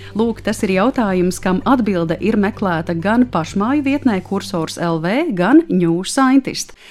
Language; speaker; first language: Latvian; native; Latvian